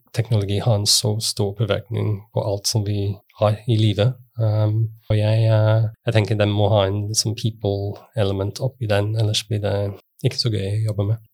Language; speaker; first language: Norwegian; non-native, fluent; English